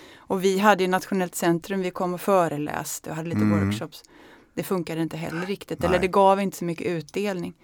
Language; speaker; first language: Swedish; native; Swedish